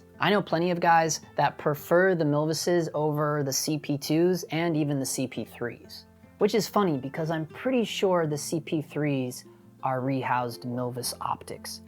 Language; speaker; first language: English; native; English